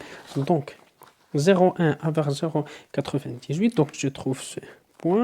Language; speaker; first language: French; non-native, local second language; Arabic